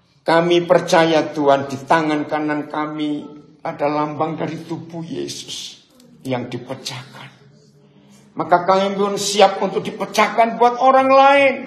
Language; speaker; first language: Indonesian; native; Indonesian